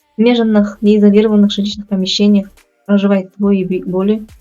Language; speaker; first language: Russian; non-native, local second language; Kazakh